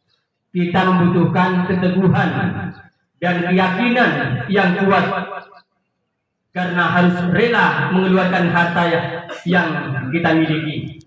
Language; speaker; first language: Indonesian; native; Indonesian